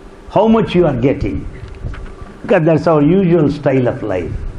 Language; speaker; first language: English; non-native, local second language; Telugu